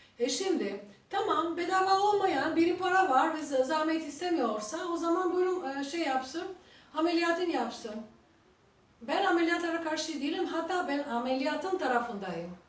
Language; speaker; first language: Turkish; non-native, fluent; Albanian